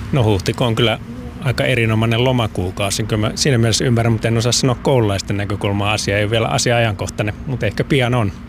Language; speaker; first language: Finnish; native; Finnish